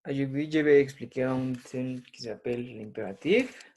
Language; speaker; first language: French; non-native, learner; Spanish